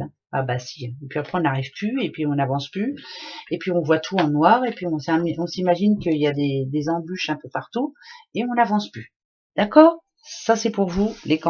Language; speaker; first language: French; native; French